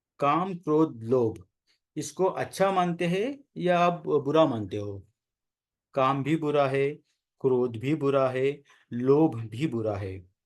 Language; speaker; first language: Hindi; non-native, local second language; Marathi